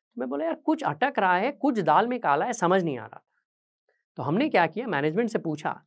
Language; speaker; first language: Hindi; native; Hindi